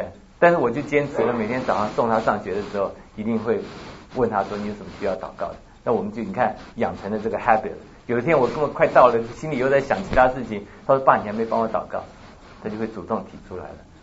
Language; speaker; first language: Chinese; native; Chinese